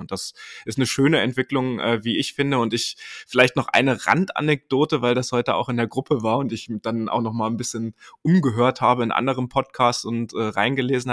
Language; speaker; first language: German; native; German